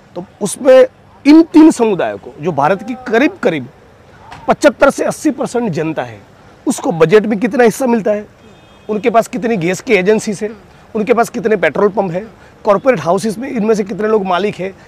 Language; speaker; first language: Hindi; non-native, local second language; Gujarati